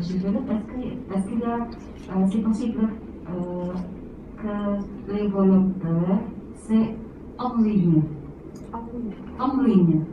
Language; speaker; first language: French; non-native, learner; Indonesian